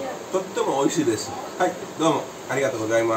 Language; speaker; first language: Japanese; non-native, fluent; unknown